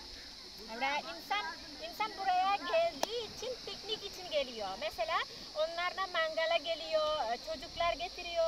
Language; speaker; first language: Turkish; non-native, learner; Indonesian